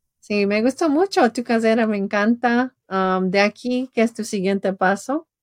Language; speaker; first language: Spanish; early bilingual, heritage; Spanish